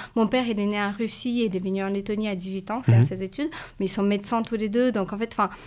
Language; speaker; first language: French; non-native, fluent; Latvian